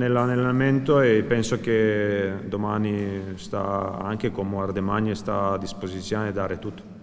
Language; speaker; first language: Italian; non-native, fluent; Croatian